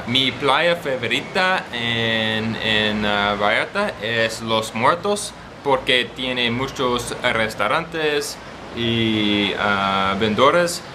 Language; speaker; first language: Spanish; non-native, learner; English